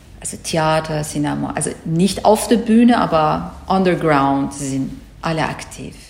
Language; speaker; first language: German; non-native, learner; Persian